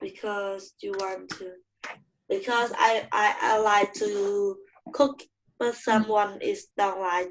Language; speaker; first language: English; non-native, learner; Vietnamese